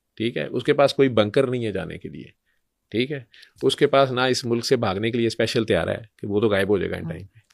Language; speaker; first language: Urdu; native; Urdu